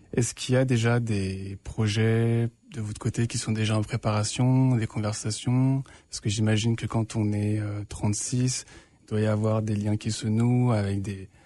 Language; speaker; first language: French; native; French